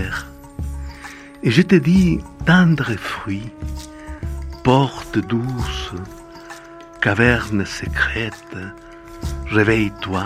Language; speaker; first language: French; non-native, fluent; Spanish